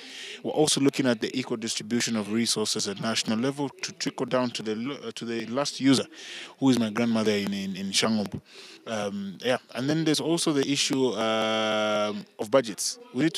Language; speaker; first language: English; non-native, local second language; Bemba